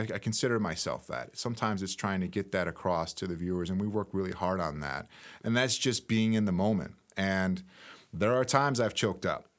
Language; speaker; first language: English; native; English